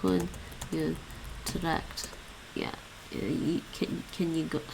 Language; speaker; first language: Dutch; non-native, learner; English